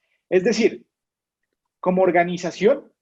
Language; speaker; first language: Spanish; native; Spanish